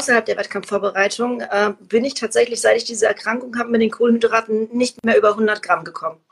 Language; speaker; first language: German; native; German